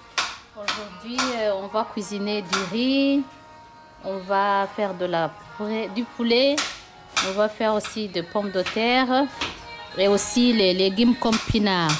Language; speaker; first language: French; non-native, local second language; Rundi